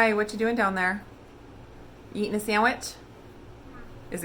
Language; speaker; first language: English; native; English